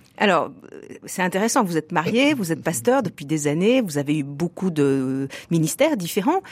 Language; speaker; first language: French; native; French